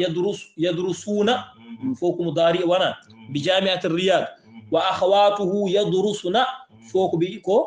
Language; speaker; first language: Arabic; non-native, fluent; Fula